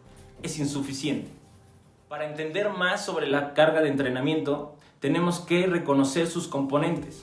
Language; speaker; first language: Spanish; native; Spanish